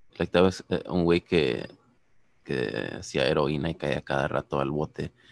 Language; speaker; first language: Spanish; early bilingual, heritage; Spanish